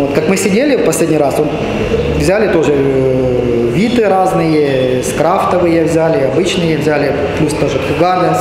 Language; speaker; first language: Russian; native; Russian